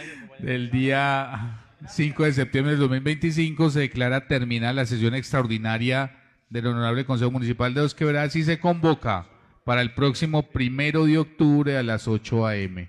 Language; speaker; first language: Spanish; native; Spanish